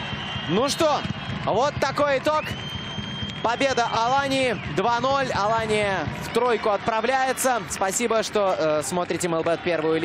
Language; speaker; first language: Russian; native; Russian